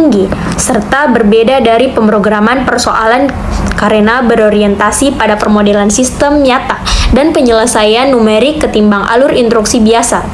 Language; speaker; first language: Indonesian; native; Indonesian